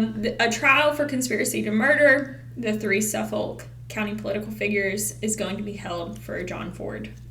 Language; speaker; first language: English; native; English